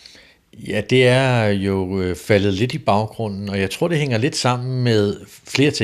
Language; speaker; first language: Danish; native; Danish